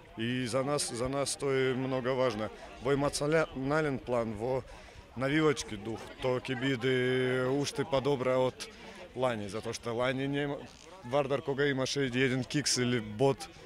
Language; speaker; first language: Macedonian; non-native, fluent; Russian